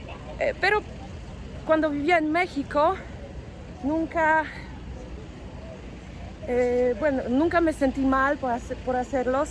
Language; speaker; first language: Spanish; non-native, fluent; Polish